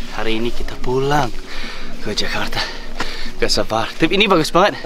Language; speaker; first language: Indonesian; non-native, fluent; English